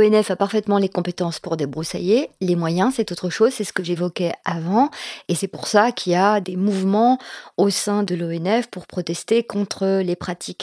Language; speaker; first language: French; native; French